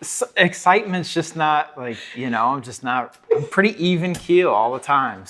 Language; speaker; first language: English; native; English